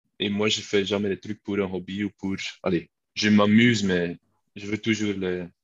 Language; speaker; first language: French; non-native, local second language; Dutch